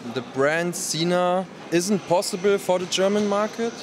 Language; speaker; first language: English; non-native, learner; German